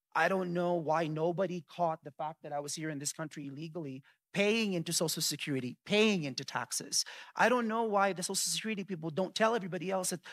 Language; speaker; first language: English; early bilingual, other home language; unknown